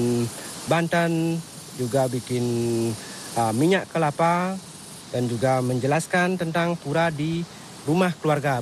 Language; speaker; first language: Indonesian; non-native, local second language; Balinese